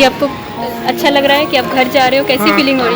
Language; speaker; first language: Hindi; non-native, local second language; Bangla